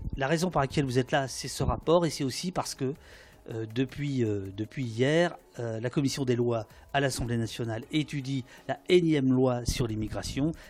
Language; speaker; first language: French; native; French